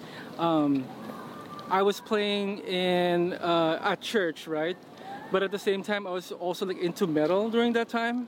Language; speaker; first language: English; non-native, local second language; Filipino